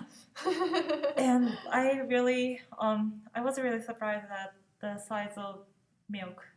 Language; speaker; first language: English; non-native, fluent; Japanese